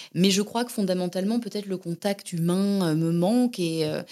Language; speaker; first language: French; native; French